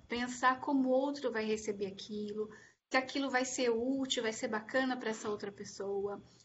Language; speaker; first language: Portuguese; native; Portuguese